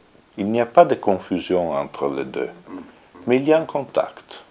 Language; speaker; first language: French; non-native, fluent; Italian